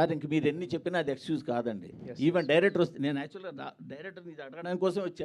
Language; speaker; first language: Telugu; native; Telugu